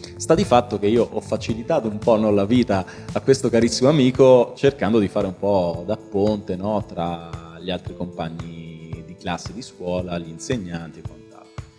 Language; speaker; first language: Italian; early bilingual, other home language; Albanian